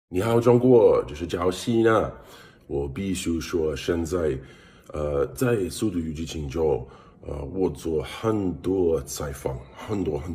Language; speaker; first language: Chinese; non-native, learner; English